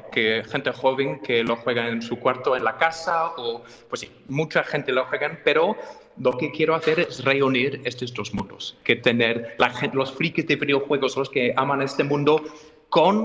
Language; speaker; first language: Spanish; non-native, fluent; English